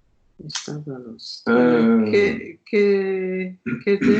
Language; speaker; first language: Hungarian; non-native, learner; French